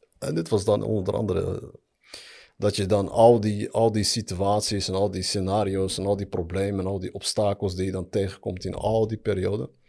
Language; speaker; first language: Dutch; early bilingual, other home language; Arabic